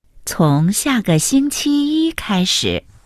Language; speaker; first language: Chinese; non-native, learner; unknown